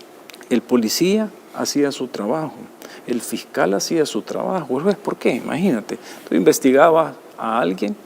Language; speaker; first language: Spanish; native; Spanish